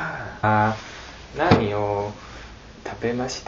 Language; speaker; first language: Japanese; non-native, learner; Chinese